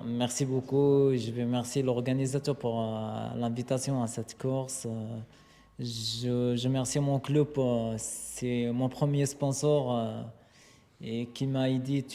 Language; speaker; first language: French; non-native, learner; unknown